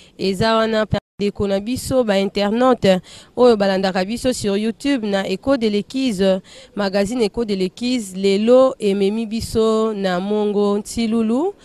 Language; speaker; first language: Lingala; non-native, local second language; Kongo